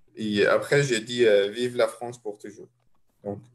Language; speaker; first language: French; non-native, fluent; Arabic